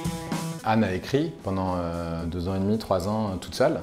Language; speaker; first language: French; native; French